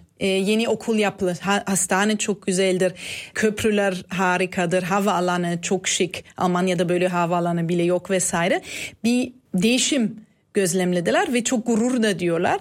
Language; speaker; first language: Turkish; non-native, fluent; German